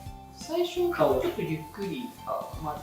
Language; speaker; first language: Japanese; native; Japanese